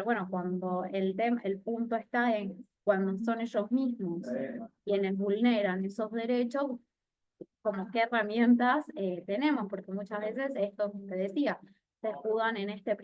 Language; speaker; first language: Spanish; native; Spanish